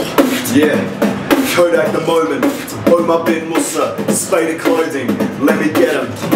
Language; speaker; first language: English; native; English